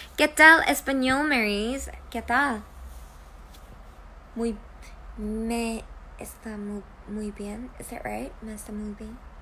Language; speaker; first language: Spanish; non-native, learner; Korean